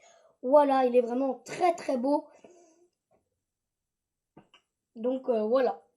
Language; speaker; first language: French; native; French